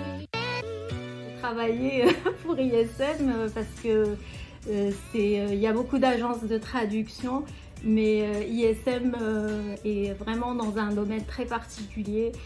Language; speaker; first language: French; non-native, local second language; Arabic